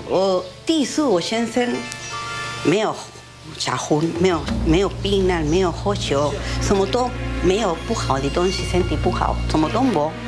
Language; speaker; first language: Chinese; non-native, learner; Spanish